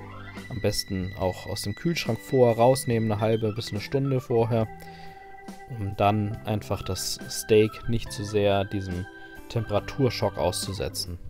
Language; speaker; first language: German; native; German